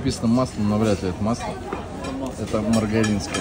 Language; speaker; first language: Russian; native; Russian